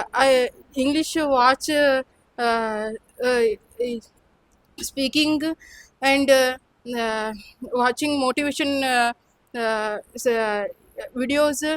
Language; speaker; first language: English; non-native, local second language; Kannada